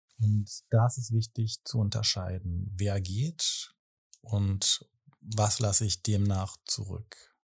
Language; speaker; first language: German; native; German